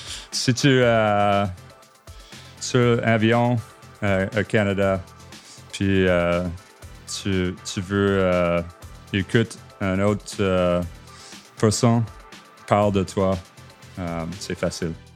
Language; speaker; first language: French; non-native, learner; English